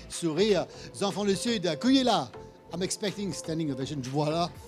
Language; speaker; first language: French; non-native, local second language; Morisyen